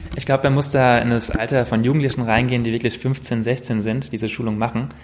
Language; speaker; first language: German; native; German